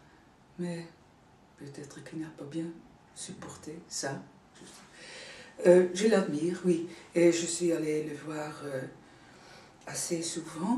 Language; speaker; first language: French; non-native, fluent; Dutch